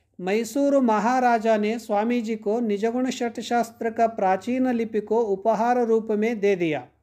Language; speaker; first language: Hindi; non-native, local second language; Kannada